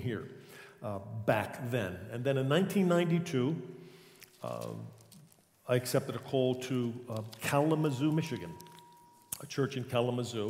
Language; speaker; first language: English; native; English